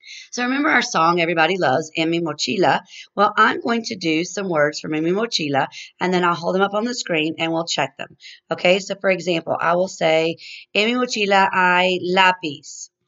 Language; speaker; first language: English; native; English